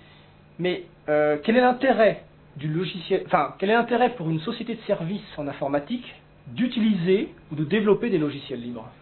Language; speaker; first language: French; native; French